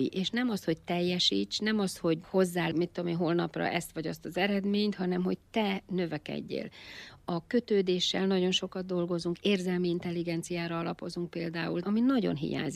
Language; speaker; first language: Hungarian; native; Hungarian